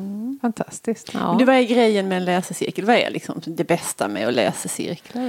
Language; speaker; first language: Swedish; native; Swedish